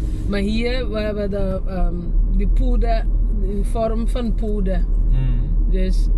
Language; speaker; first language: Dutch; non-native, local second language; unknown